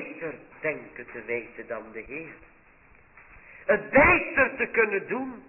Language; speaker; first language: Dutch; native; Dutch